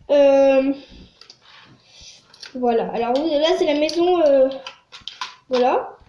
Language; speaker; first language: French; native; French